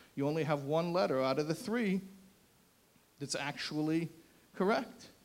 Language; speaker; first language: English; native; English